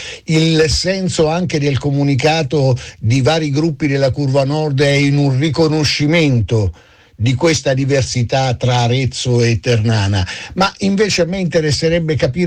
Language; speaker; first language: Italian; native; Italian